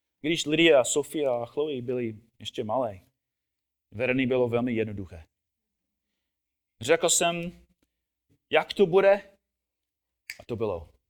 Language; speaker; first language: Czech; non-native, fluent; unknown